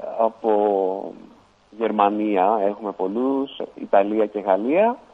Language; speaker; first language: Greek; native; Greek